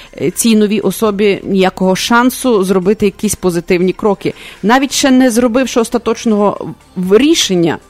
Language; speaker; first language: Ukrainian; native; Ukrainian